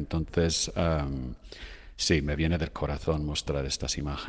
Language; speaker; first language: Spanish; non-native, fluent; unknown